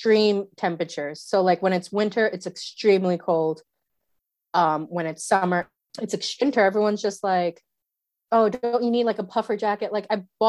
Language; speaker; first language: English; native; English